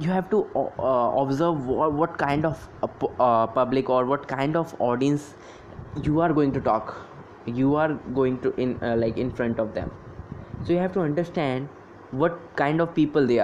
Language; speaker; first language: English; non-native, local second language; Hindi